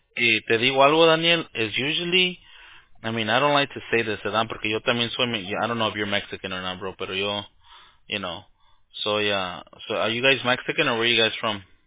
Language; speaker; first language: English; early bilingual, other home language; Spanish